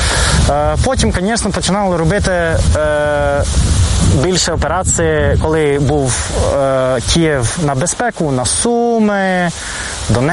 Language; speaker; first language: Ukrainian; non-native, fluent; Greek